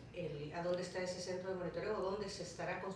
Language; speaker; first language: Spanish; native; Spanish